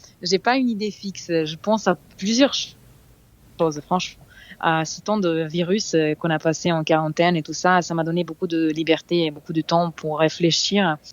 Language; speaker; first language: French; non-native, fluent; Serbian